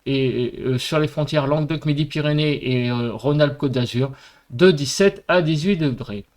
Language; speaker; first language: French; native; French